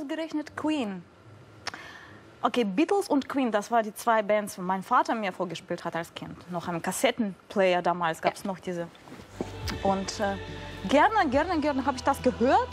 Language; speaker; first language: German; non-native, fluent; Russian